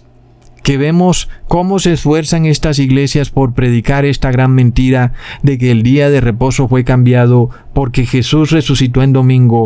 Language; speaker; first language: Spanish; native; Spanish